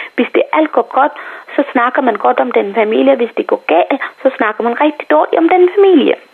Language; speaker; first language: Danish; non-native, fluent; Tamil